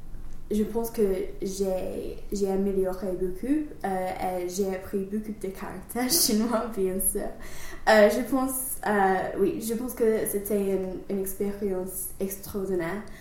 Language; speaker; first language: French; non-native, learner; English